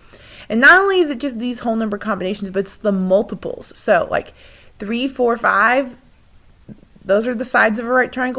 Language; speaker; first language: English; native; English